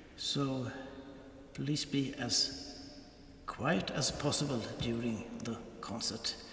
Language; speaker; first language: English; non-native, fluent; Swedish